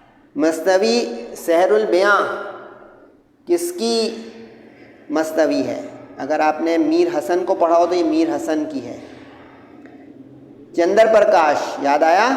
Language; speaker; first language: Urdu; native; Urdu